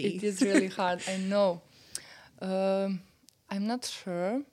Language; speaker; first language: English; non-native, fluent; Serbian